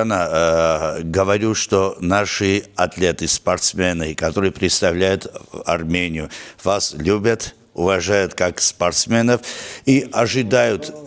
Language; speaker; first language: Russian; non-native, fluent; Armenian